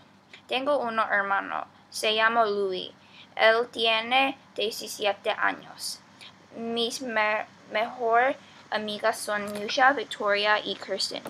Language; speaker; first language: Spanish; non-native, learner; Korean